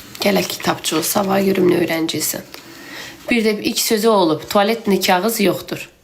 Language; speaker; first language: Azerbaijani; native; Azerbaijani